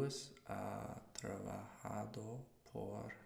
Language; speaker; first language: Spanish; non-native, learner; English